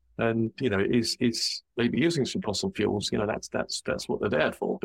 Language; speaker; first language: English; native; English